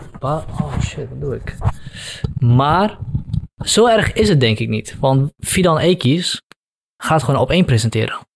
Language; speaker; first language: Dutch; early bilingual, other home language; Kurdish